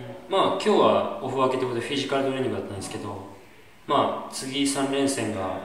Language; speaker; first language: Japanese; native; Japanese